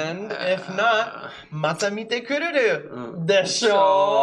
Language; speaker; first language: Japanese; non-native, fluent; English